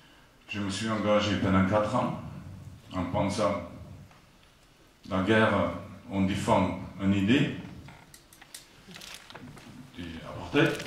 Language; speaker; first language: French; non-native, fluent; Afrikaans